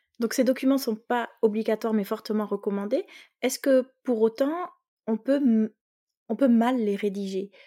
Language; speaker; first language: French; native; French